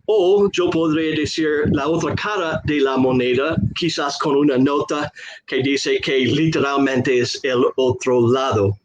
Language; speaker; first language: Spanish; non-native, fluent; English